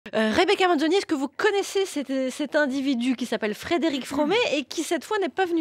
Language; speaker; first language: French; native; French